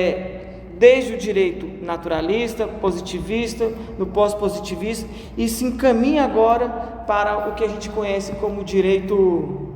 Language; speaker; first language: Portuguese; native; Portuguese